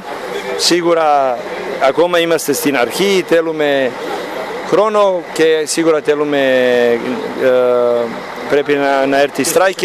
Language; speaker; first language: Greek; non-native, fluent; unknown